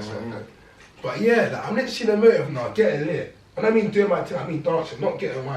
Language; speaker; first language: English; native; English